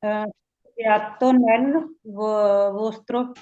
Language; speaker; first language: Italian; non-native, learner; Punjabi